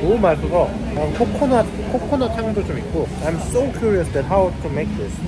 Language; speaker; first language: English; non-native, learner; Korean